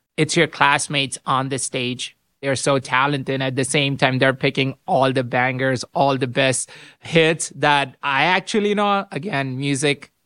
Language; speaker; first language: English; non-native, local second language; Urdu